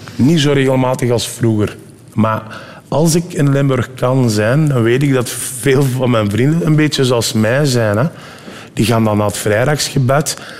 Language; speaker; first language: Dutch; early bilingual, other home language; Turkish